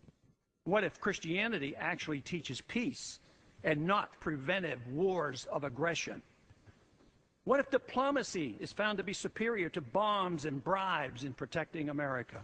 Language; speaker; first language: English; native; English